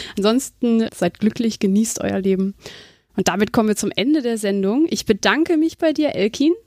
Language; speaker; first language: German; native; German